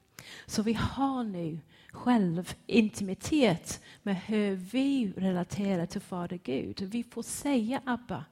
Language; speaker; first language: Swedish; non-native, fluent; English